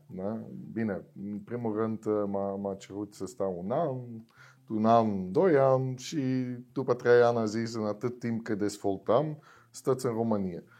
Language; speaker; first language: Romanian; non-native, learner; Dutch